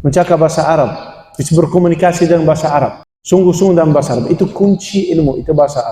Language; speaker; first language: Indonesian; non-native, fluent; Dutch